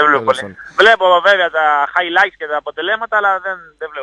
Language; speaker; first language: Greek; non-native, fluent; Italian